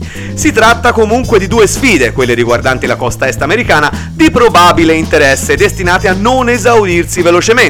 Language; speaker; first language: Italian; native; Italian